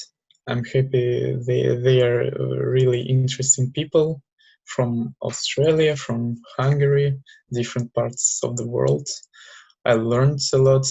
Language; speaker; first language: English; non-native, learner; Russian